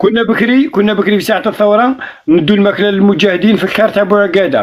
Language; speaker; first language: Arabic; native; Arabic